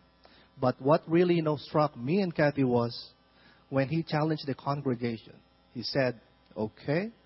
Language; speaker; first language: English; non-native, local second language; Filipino